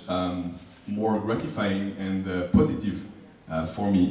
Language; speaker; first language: English; non-native, fluent; French